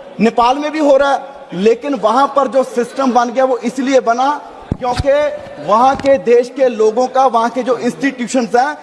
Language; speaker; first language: Hindi; non-native, local second language; Punjabi